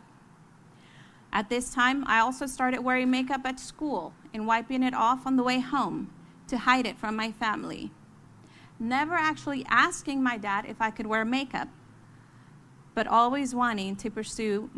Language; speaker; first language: English; early bilingual, other home language; Spanish